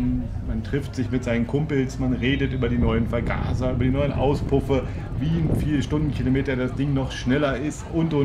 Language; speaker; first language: German; native; German